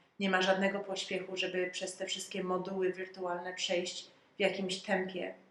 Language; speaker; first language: Polish; early bilingual, heritage; Polish